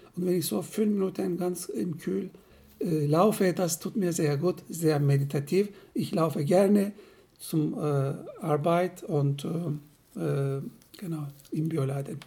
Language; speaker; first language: German; non-native, fluent; Turkish